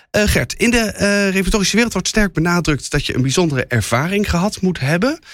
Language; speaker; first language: Dutch; native; Dutch